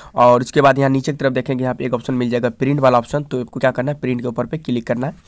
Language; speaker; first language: Hindi; native; Hindi